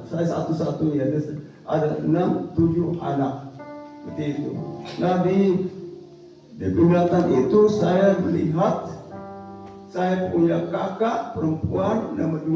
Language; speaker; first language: Indonesian; non-native, fluent; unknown